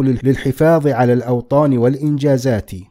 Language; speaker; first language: Arabic; native; Arabic